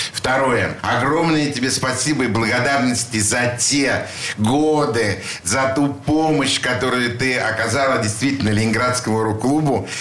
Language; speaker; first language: Russian; native; Russian